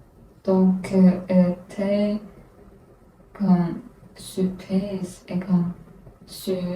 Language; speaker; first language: French; non-native, learner; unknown